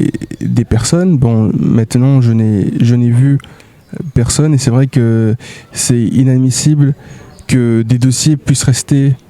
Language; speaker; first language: French; native; French